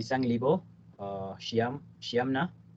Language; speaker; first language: Filipino; non-native, learner; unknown